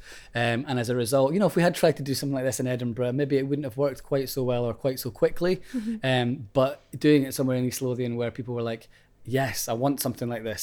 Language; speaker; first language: English; native; English